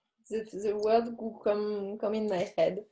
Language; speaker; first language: English; non-native, learner; French